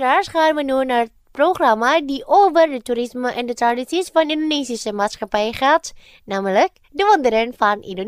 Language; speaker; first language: Dutch; non-native, fluent; Indonesian